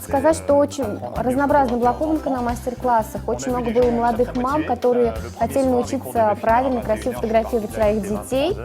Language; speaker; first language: Russian; native; Russian